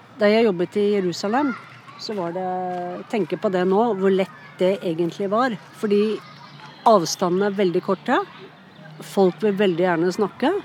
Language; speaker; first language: Norwegian; native; Norwegian